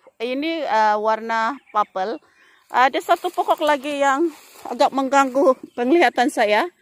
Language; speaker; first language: Malay; non-native, local second language; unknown